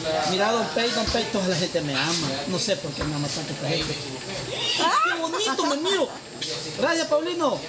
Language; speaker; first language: Spanish; native; Spanish